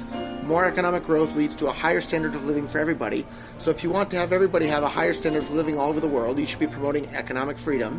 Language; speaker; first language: English; native; English